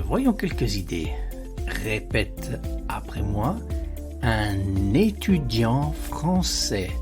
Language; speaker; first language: French; non-native, fluent; Italian